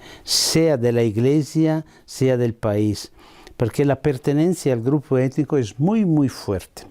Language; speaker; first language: Spanish; non-native, fluent; Italian